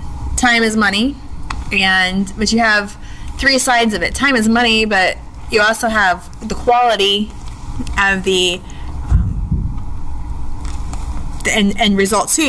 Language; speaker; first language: English; native; English